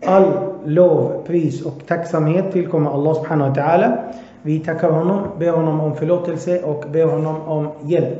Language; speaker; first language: Swedish; early bilingual, other home language; Arabic